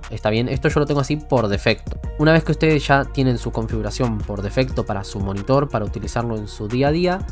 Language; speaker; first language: Spanish; native; Spanish